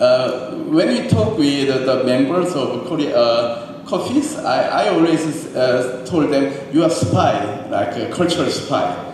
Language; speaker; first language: English; non-native, learner; Korean